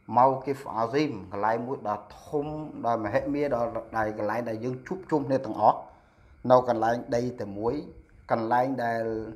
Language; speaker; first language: Khmer; non-native, local second language; Eastern Cham